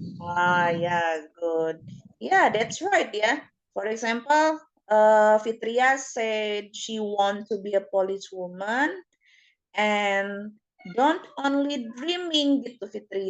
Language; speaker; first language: English; non-native, fluent; Indonesian